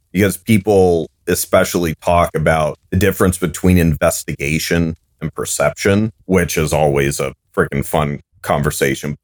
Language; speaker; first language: English; native; English